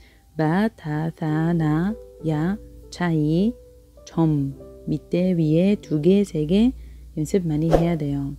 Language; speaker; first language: Korean; non-native, learner; Arabic